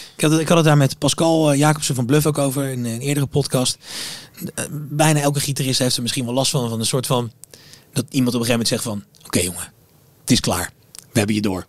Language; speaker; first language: Dutch; native; Dutch